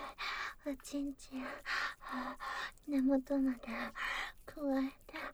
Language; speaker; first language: Japanese; native; Japanese